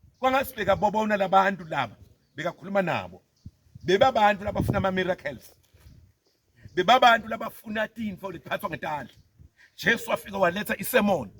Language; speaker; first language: Zulu; non-native, local second language; Tsonga